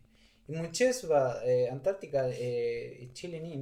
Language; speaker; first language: Russian; non-native, learner; Spanish